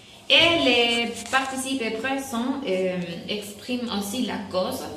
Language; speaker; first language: French; non-native, learner; Spanish